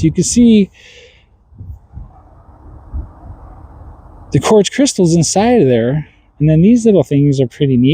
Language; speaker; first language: English; native; English